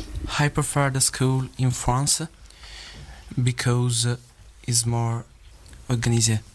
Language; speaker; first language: English; non-native, learner; Italian